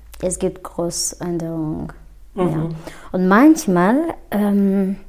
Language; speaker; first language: German; non-native, fluent; Kinyarwanda